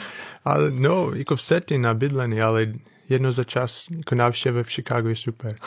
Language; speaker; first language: Czech; non-native, fluent; English